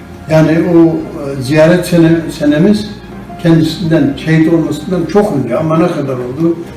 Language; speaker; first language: Turkish; non-native, local second language; Arabic